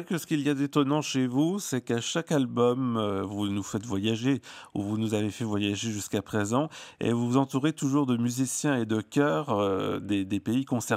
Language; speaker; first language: French; native; French